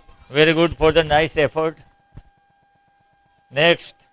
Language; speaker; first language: English; non-native, local second language; Gujarati